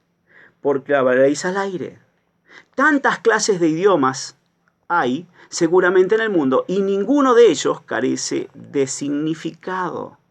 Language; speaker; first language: Spanish; native; Spanish